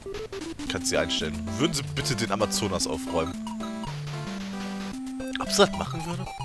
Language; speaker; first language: German; native; German